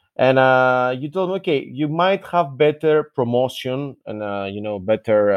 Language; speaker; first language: English; non-native, fluent; Greek